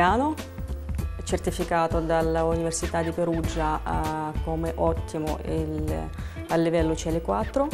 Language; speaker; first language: Italian; non-native, fluent; Russian